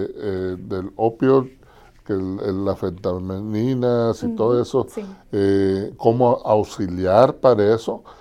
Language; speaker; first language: Spanish; native; Spanish